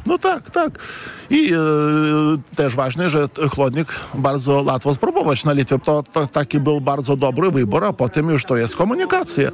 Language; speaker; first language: Polish; non-native, fluent; Lithuanian